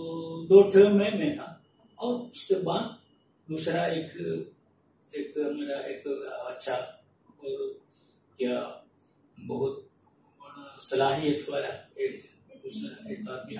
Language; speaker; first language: Hindi; non-native, local second language; Malayalam